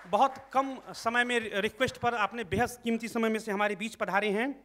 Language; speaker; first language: Hindi; native; Hindi